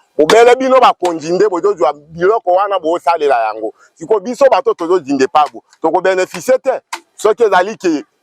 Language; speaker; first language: Lingala; native; Lingala